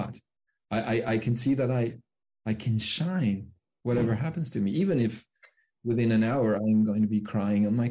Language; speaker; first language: English; non-native, fluent; French